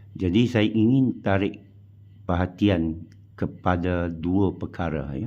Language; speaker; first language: Malay; non-native, local second language; Min Nan Chinese